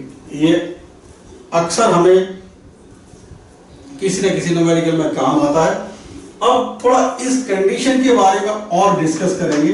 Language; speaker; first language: Hindi; native; Hindi